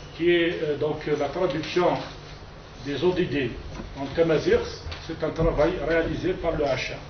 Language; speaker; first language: French; non-native, local second language; Kabyle